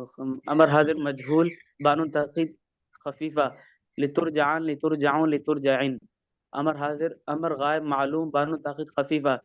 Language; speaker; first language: Arabic; non-native, learner; Urdu